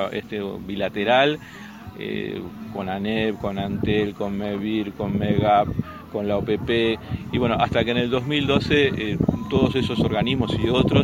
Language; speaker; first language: Spanish; native; Spanish